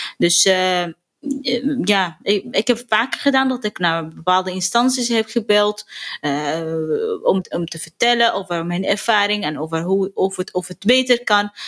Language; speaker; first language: Dutch; non-native, fluent; Arabic